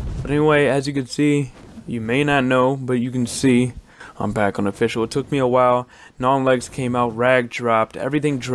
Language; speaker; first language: English; native; English